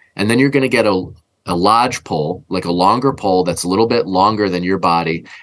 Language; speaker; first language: English; native; English